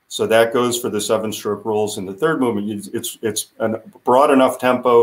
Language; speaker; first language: English; native; English